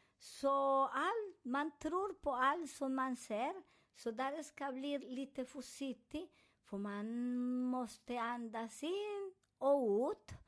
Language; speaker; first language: Swedish; non-native, fluent; Spanish